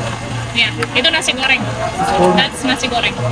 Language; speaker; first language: Indonesian; native; Indonesian